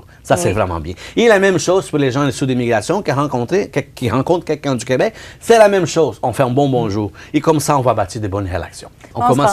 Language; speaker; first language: French; non-native, fluent; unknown